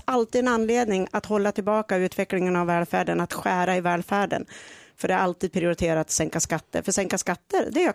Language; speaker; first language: Swedish; native; Swedish